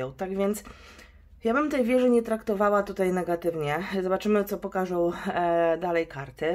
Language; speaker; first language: Polish; native; Polish